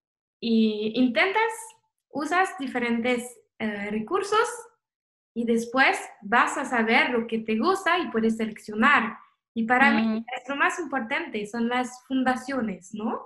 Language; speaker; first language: Spanish; non-native, fluent; French